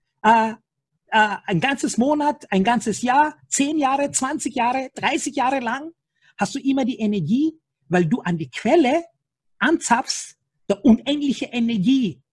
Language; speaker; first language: German; non-native, fluent; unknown